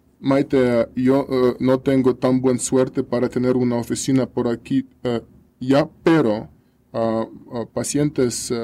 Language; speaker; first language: Spanish; non-native, learner; Russian